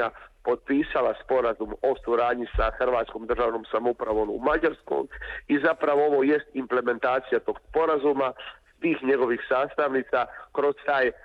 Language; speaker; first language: Serbian; native; Serbian